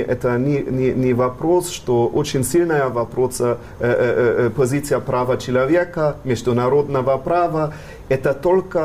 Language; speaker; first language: Russian; non-native, fluent; German